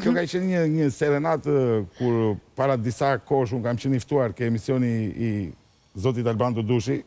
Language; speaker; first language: Albanian; native; Albanian